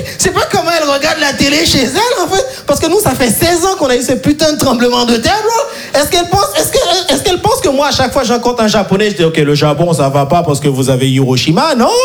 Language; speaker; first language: French; non-native, local second language; Haitian Creole